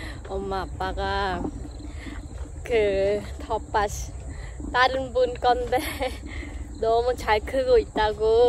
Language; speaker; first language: Korean; non-native, learner; Khmer